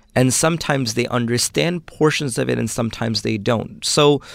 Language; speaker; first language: English; early bilingual, other home language; Urdu